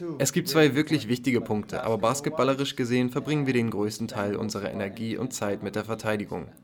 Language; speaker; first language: German; non-native, fluent; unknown